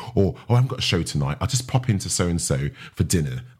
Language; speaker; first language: English; native; English